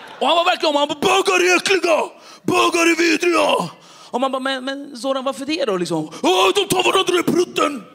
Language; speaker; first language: Swedish; early bilingual, other home language; Kurdish